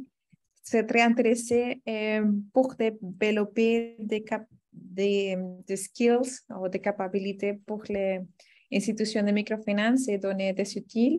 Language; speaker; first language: French; non-native, fluent; Spanish